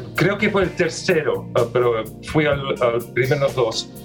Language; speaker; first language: Spanish; early bilingual, other home language; English